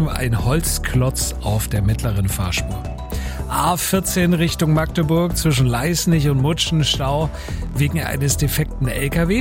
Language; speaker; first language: German; native; German